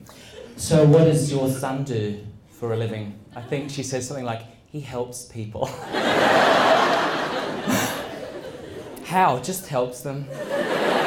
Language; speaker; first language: English; native; English